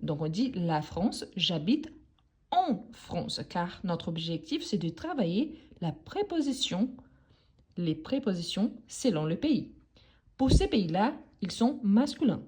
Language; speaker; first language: French; non-native, fluent; Portuguese